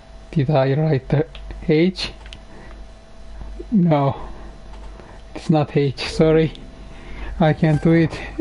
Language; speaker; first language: English; non-native, fluent; Turkish